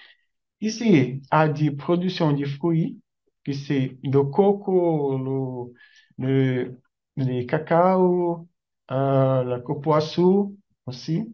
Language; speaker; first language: French; non-native, learner; Portuguese